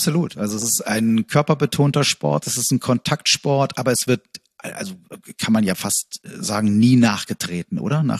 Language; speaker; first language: German; native; German